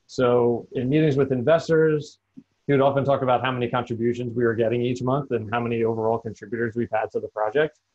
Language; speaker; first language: English; native; English